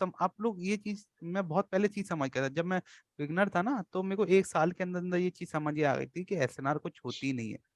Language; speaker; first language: Hindi; native; Hindi